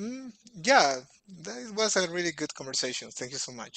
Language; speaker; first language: English; non-native, fluent; Portuguese